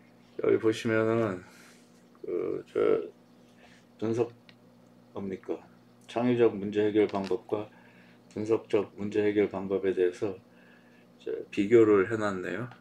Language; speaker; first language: Korean; native; Korean